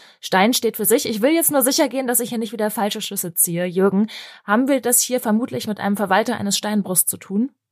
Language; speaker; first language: German; native; German